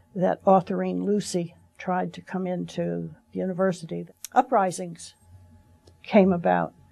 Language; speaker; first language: English; native; English